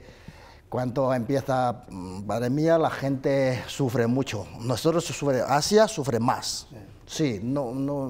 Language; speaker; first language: Spanish; non-native, learner; Chinese